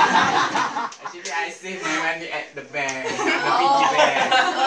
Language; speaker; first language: English; non-native, learner; Malay